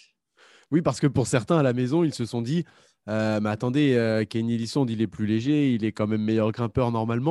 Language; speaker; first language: French; native; French